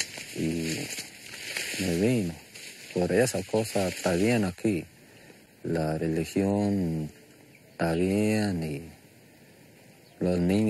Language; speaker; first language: Spanish; non-native, local second language; Plautdietsch